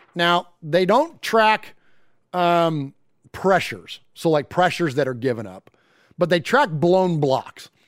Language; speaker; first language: English; native; English